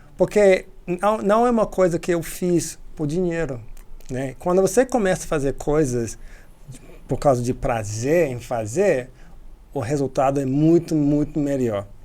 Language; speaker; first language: Portuguese; non-native, fluent; English